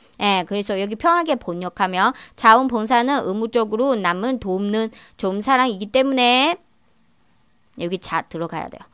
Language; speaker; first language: Korean; non-native, fluent; Chinese